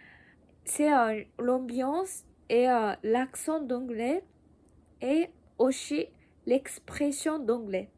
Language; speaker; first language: French; non-native, learner; Japanese